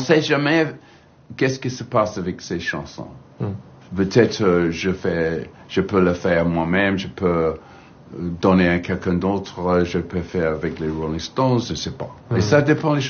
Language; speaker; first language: French; non-native, learner; English